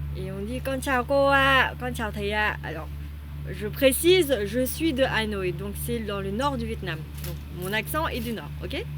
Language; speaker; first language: French; non-native, fluent; Vietnamese